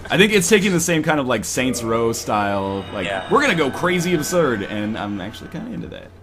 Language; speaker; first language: English; native; English